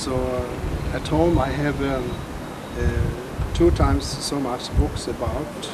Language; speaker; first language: English; non-native, fluent; Swedish